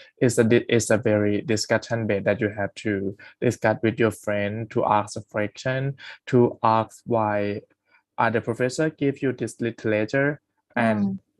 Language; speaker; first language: English; non-native, fluent; Thai